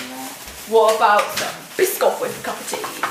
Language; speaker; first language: English; native; English